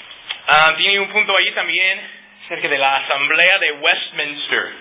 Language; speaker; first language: Spanish; non-native, fluent; English